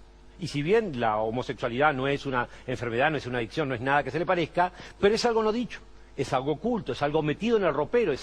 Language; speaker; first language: Spanish; native; Spanish